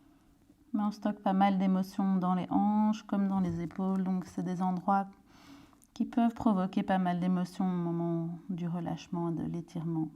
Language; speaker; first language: French; native; French